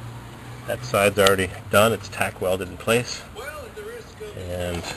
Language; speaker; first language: English; native; English